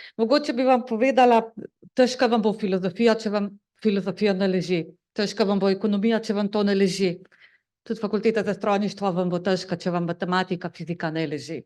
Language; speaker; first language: Slovenian; native; Slovenian